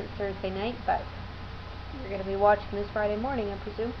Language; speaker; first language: English; native; English